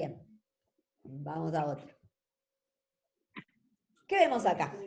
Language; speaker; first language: Spanish; native; Spanish